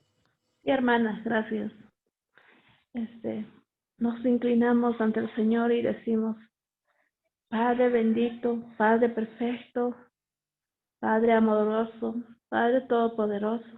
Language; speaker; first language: Spanish; native; Spanish